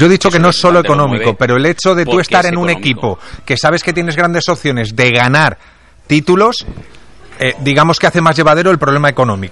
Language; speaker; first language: Spanish; native; Spanish